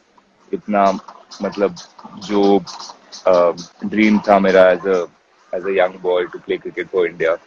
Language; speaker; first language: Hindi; non-native, local second language; Kannada